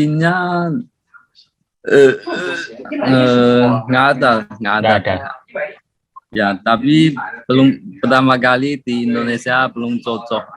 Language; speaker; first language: Indonesian; non-native, learner; Chinese